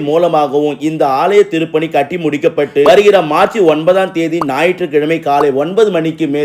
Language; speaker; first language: Tamil; native; Tamil